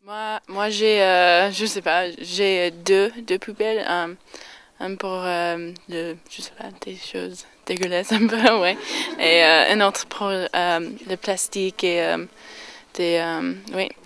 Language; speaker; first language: French; non-native, learner; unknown